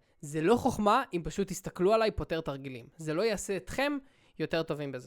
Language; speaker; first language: Hebrew; native; Hebrew